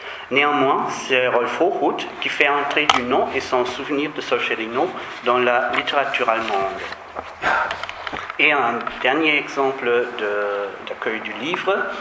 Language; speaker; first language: French; non-native, fluent; German